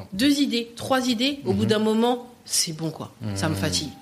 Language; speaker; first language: French; native; French